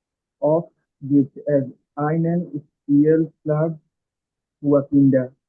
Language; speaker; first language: German; non-native, learner; Bangla